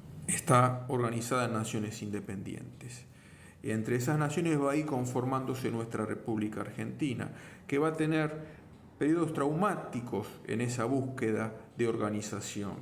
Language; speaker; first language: Spanish; native; Spanish